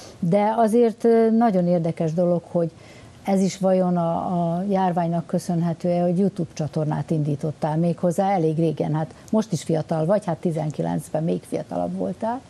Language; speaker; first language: Hungarian; native; Hungarian